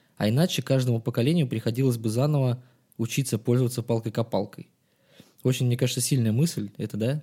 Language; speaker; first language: Russian; native; Russian